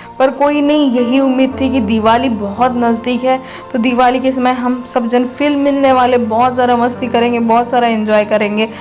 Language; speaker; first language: Hindi; non-native, local second language; Bangla